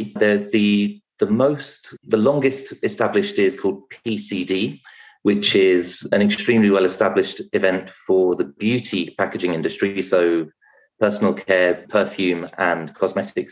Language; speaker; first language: English; native; English